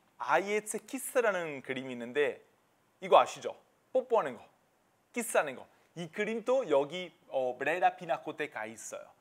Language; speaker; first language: Korean; non-native, fluent; Italian